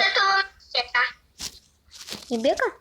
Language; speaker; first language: Polish; native; Polish